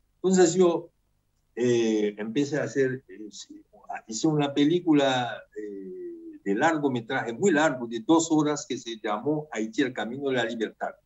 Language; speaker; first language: Spanish; non-native, fluent; Haitian Creole